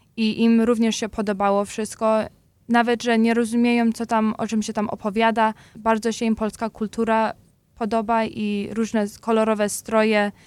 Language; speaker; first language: Polish; early bilingual, heritage; Polish